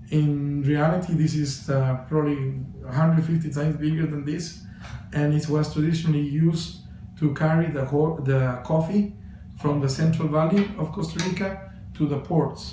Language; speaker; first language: English; non-native, fluent; Spanish